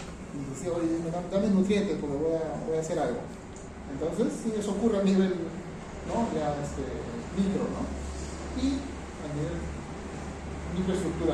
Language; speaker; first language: Spanish; native; Spanish